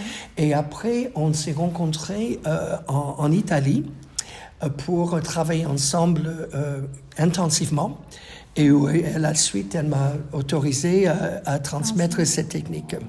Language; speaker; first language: French; non-native, fluent; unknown